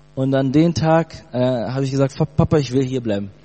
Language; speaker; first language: German; early bilingual, other home language; Portuguese